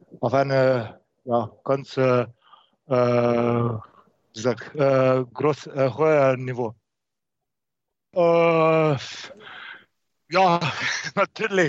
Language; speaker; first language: German; non-native, learner; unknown